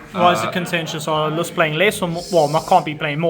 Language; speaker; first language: English; native; English